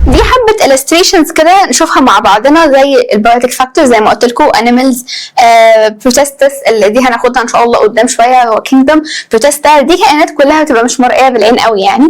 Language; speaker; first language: Arabic; native; Arabic